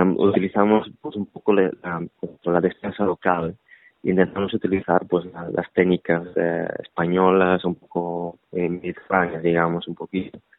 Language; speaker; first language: Spanish; native; Spanish